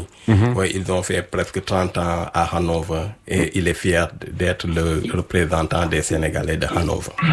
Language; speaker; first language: French; non-native, local second language; Wolof